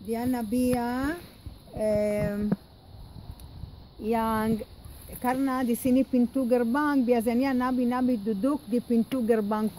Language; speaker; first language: Indonesian; non-native, fluent; Hebrew